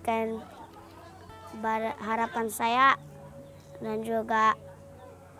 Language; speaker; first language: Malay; early bilingual, other home language; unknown